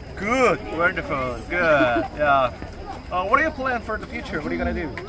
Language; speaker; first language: English; non-native, learner; Korean